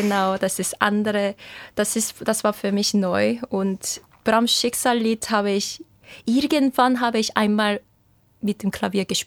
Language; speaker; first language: German; non-native, fluent; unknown